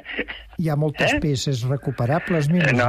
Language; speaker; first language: Catalan; native; Catalan